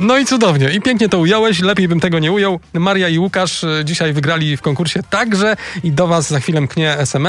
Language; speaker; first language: Polish; native; Polish